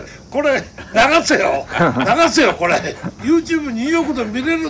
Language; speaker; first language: Japanese; native; Japanese